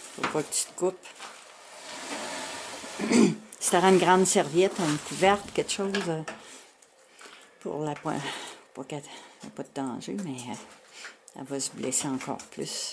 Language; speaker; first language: French; native; French